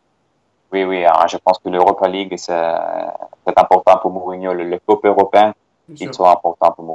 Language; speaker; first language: French; non-native, fluent; Italian